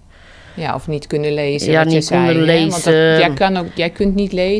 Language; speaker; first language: Dutch; native; Dutch